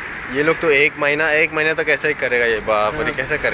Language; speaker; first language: Hindi; non-native, local second language; Bangla